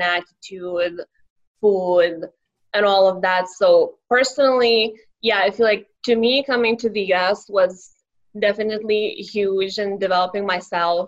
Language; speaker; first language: English; non-native, fluent; Lithuanian